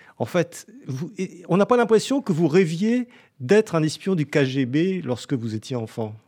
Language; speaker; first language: French; native; French